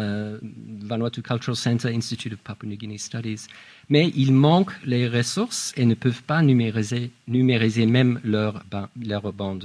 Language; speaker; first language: French; non-native, fluent; English